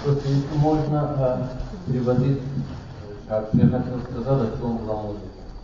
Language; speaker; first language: Russian; non-native, learner; Persian